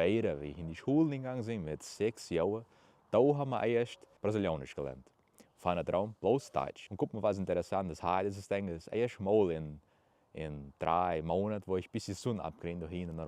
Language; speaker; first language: German; early bilingual, heritage; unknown